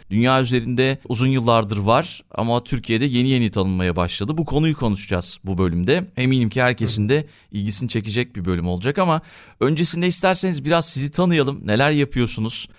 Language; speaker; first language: Turkish; native; Turkish